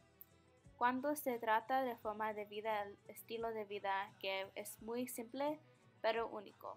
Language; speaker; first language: Spanish; non-native, learner; English